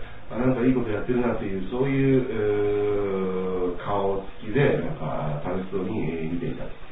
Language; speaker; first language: Japanese; native; Japanese